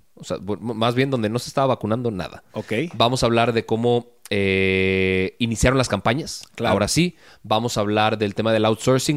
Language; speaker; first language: Spanish; native; Spanish